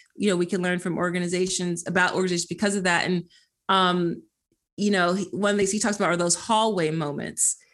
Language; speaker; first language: English; native; English